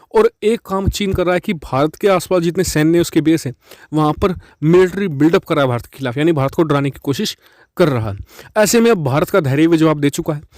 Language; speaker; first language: Hindi; native; Hindi